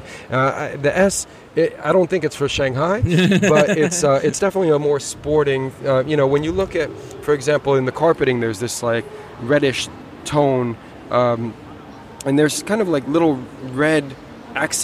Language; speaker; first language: English; native; English